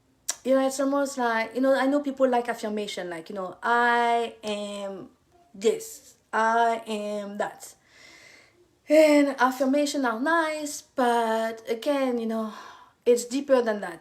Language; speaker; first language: English; non-native, fluent; French